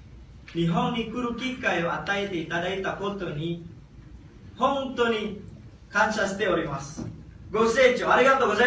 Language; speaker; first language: Japanese; non-native, learner; Indonesian